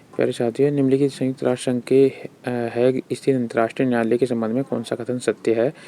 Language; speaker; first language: Hindi; native; Hindi